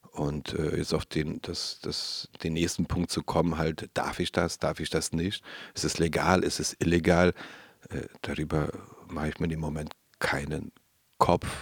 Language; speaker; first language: German; native; German